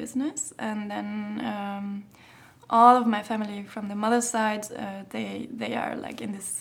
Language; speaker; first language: English; non-native, fluent; German